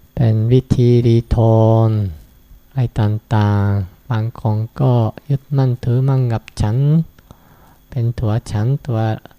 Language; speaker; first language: Thai; non-native, fluent; Japanese